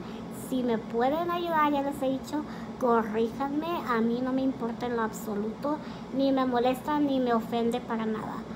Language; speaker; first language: Spanish; early bilingual, heritage; Spanish